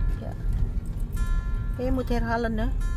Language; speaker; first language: Dutch; non-native, learner; Indonesian